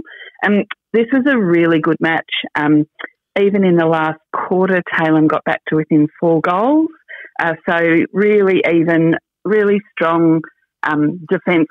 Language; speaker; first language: English; native; English